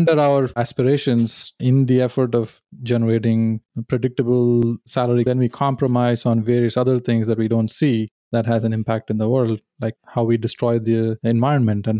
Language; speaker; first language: English; non-native, local second language; Tamil